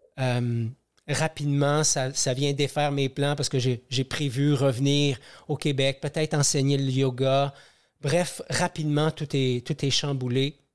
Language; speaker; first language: French; native; French